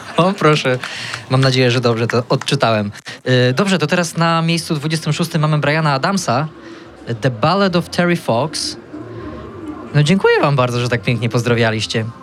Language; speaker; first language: Polish; native; Polish